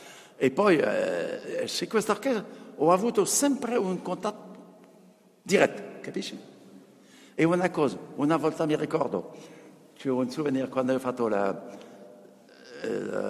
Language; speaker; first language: Italian; non-native, fluent; French